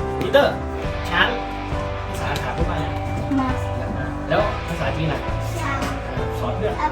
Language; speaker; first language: Thai; non-native, local second language; Akha